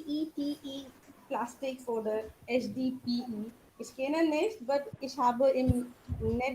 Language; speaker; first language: German; non-native, learner; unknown